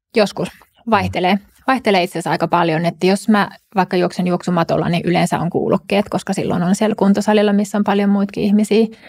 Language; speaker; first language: Finnish; native; Finnish